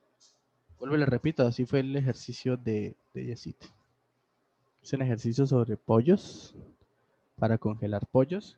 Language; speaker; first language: Spanish; native; Spanish